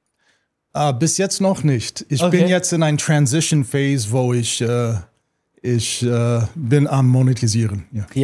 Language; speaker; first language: German; non-native, fluent; English